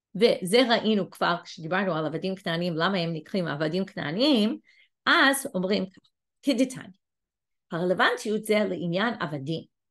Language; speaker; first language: Hebrew; non-native, fluent; English